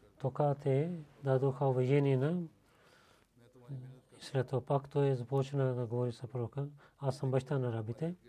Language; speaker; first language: Bulgarian; non-native, learner; Urdu